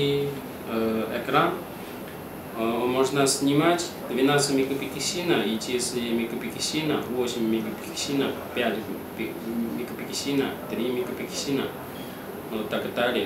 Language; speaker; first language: Russian; non-native, learner; Chinese